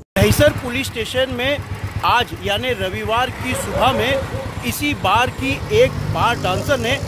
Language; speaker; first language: Hindi; native; Hindi